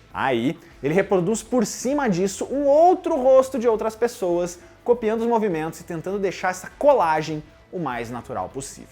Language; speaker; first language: Portuguese; native; Portuguese